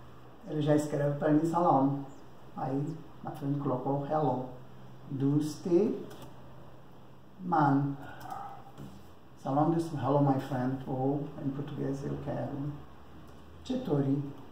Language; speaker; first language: Portuguese; non-native, fluent; Persian